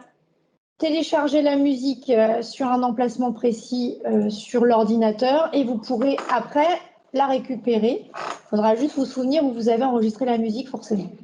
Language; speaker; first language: French; native; French